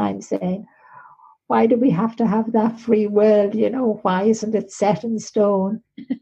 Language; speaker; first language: English; native; English